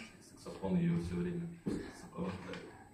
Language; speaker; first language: Russian; native; Russian